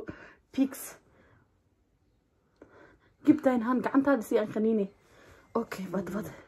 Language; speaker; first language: German; non-native, learner; Somali